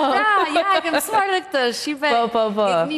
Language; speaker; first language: Albanian; native; Albanian